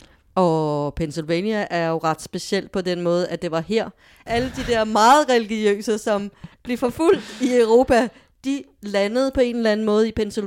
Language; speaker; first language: Danish; native; Danish